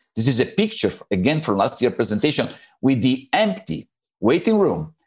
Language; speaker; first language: English; non-native, fluent; Italian